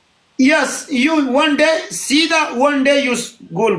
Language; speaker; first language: English; non-native, learner; Pashto